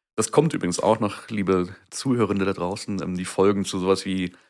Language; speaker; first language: German; native; German